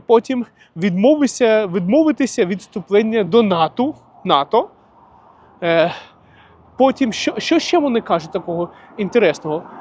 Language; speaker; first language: Ukrainian; non-native, local second language; Russian